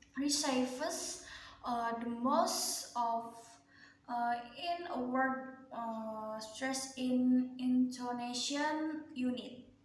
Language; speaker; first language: English; non-native, learner; Indonesian